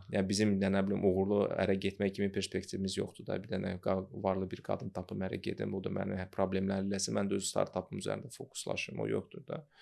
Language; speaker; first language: Azerbaijani; non-native, local second language; Russian